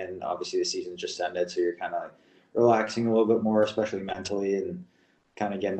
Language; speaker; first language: English; non-native, fluent; Russian